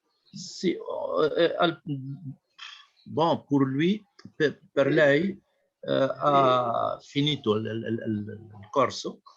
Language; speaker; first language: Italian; non-native, learner; Arabic